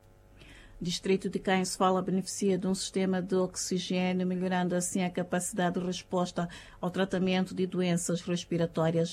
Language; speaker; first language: Portuguese; native; Portuguese